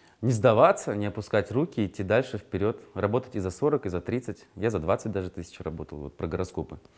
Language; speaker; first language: Russian; native; Russian